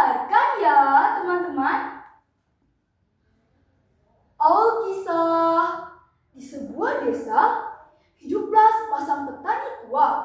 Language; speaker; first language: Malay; non-native, local second language; Balinese